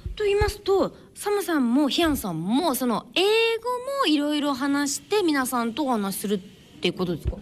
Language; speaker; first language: Japanese; native; Japanese